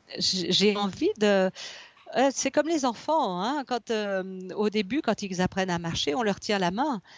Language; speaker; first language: French; native; French